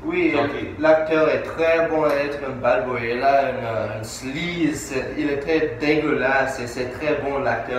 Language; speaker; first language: French; non-native, learner; English